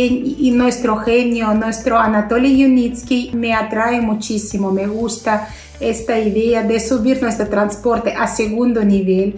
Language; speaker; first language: Spanish; non-native, fluent; Russian